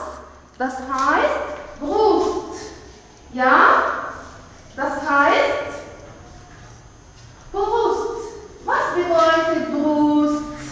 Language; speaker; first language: German; non-native, fluent; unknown